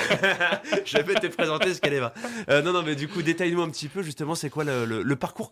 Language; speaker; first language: French; native; French